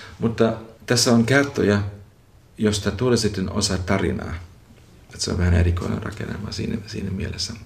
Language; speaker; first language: Finnish; non-native, fluent; German